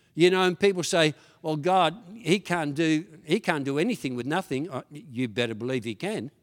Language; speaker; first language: English; early bilingual, other home language; Dutch